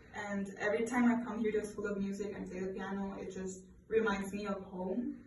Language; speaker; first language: English; non-native, fluent; Spanish